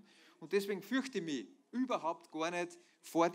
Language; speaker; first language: German; native; German